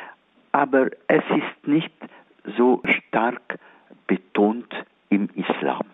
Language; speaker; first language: German; non-native, fluent; Arabic